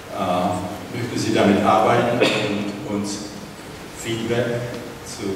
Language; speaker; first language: German; non-native, fluent; Czech